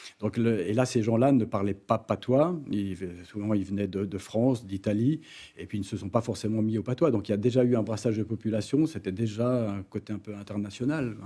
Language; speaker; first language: French; native; French